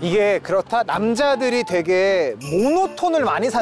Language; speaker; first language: Korean; native; Korean